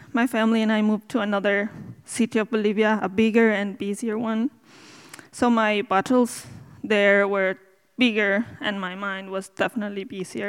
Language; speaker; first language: English; non-native, fluent; Spanish